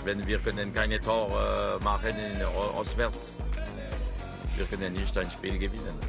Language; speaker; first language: German; non-native, local second language; French